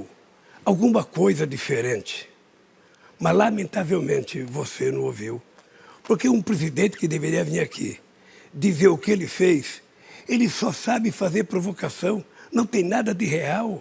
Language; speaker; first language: Portuguese; native; Portuguese